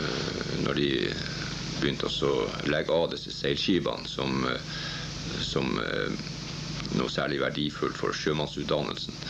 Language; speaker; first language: Norwegian; native; Norwegian